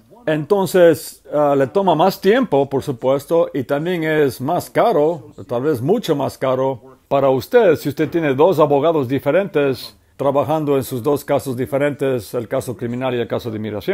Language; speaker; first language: Spanish; non-native, fluent; English